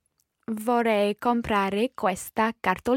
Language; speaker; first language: Italian; non-native, learner; English